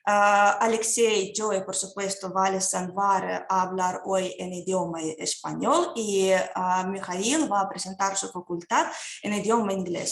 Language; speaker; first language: Spanish; non-native, fluent; Russian